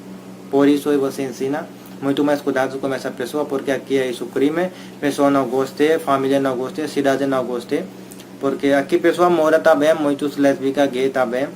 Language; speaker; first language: Portuguese; non-native, learner; Hindi